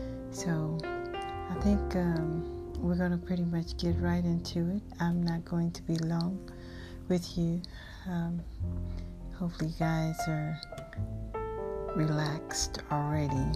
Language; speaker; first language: English; native; English